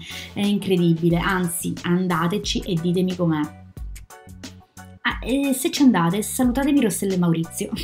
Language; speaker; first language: Italian; native; Italian